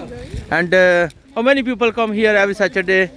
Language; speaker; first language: English; non-native, learner; Urdu